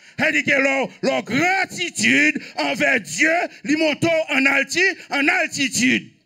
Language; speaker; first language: French; non-native, local second language; Haitian Creole